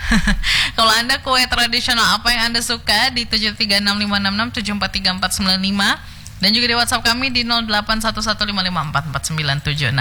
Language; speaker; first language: Indonesian; native; Indonesian